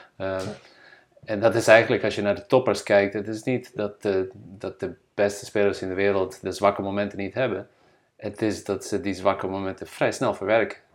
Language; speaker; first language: Dutch; non-native, fluent; Bosnian